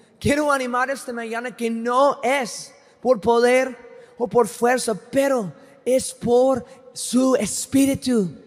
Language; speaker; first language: Spanish; non-native, fluent; English